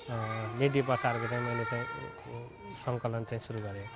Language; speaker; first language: Nepali; native; Nepali